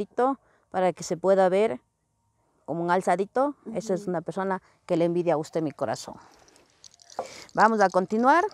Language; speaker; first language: Spanish; native; Spanish